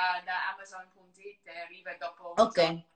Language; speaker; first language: Italian; non-native, learner; English